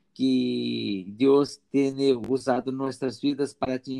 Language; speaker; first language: Spanish; non-native, learner; Portuguese